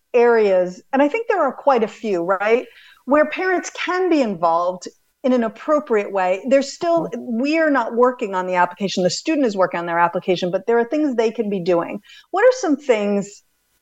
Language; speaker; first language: English; native; English